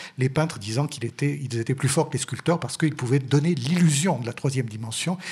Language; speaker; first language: French; native; French